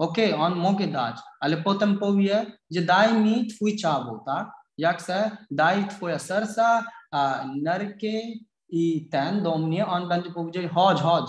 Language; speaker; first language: Polish; non-native, learner; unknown